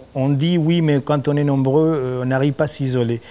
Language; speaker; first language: French; non-native, fluent; Spanish